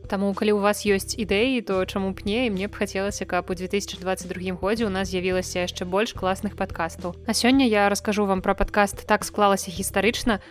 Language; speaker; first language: Belarusian; native; Belarusian